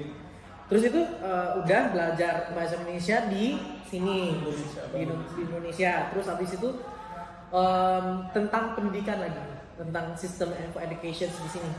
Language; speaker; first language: Indonesian; native; Indonesian